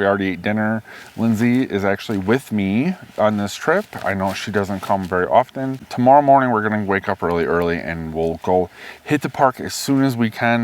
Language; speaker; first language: English; native; English